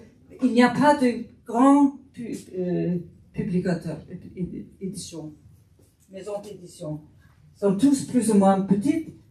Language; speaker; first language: French; non-native, fluent; Faroese